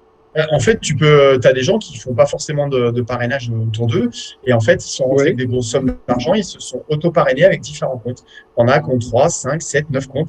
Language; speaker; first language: French; native; French